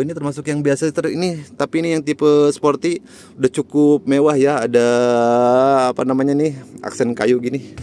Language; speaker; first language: Indonesian; native; Indonesian